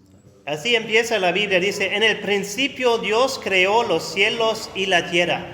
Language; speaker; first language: Spanish; non-native, fluent; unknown